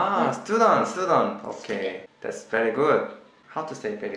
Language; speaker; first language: English; non-native, learner; Korean